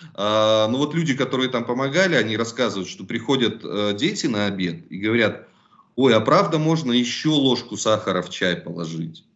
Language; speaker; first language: Russian; native; Russian